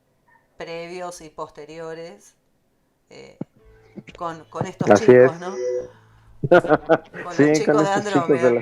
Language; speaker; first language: Spanish; native; Spanish